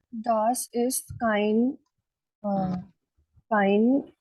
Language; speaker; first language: German; non-native, learner; Hindi